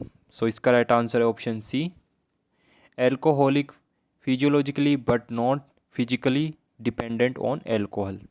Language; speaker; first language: Hindi; native; Hindi